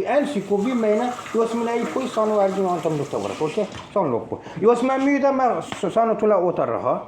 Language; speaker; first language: Finnish; non-native, learner; Turkish